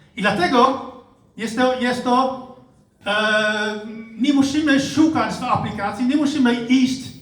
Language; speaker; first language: Polish; non-native, fluent; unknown